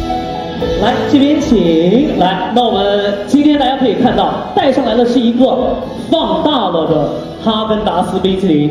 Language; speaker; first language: Chinese; native; Chinese